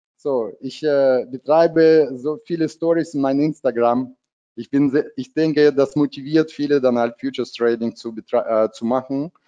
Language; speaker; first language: German; non-native, fluent; Russian